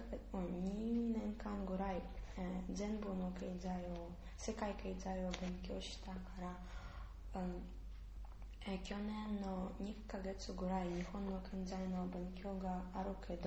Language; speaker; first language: Japanese; non-native, learner; Russian